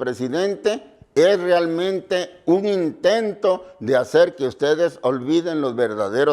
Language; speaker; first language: Spanish; native; Spanish